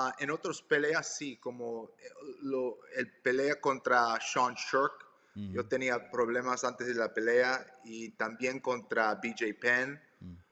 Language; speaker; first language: Spanish; early bilingual, heritage; Spanish